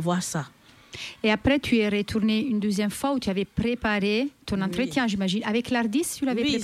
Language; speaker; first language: French; native; French